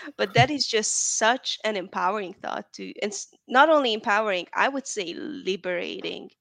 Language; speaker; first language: English; non-native, fluent; Hungarian